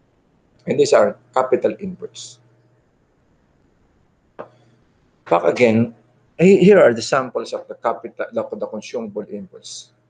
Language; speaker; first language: English; non-native, local second language; Filipino